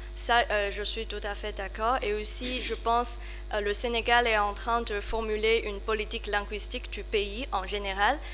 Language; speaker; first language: French; non-native, fluent; Chinese